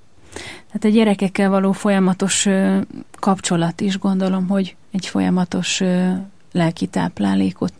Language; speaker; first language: Hungarian; native; Hungarian